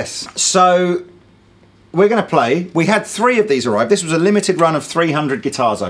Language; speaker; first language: English; native; English